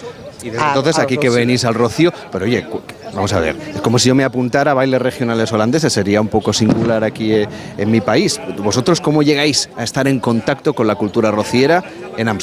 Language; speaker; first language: Spanish; native; Spanish